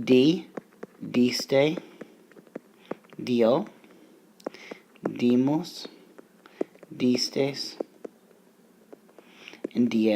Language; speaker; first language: Spanish; non-native, fluent; English